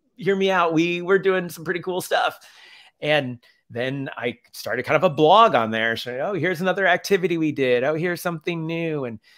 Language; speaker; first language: English; native; English